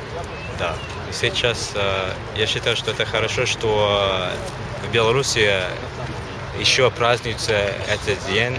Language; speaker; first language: Russian; non-native, learner; English